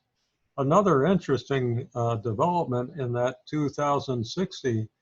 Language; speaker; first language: English; native; English